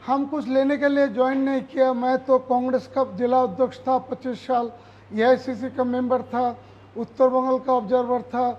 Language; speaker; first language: Hindi; non-native, local second language; Bangla